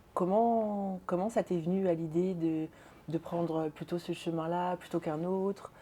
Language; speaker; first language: French; early bilingual, other home language; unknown